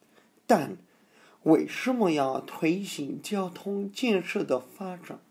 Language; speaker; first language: Chinese; non-native, fluent; English